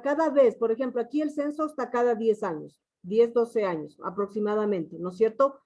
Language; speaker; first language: Spanish; native; Spanish